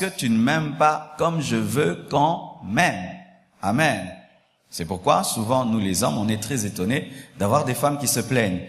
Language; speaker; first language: French; non-native, local second language; Lingala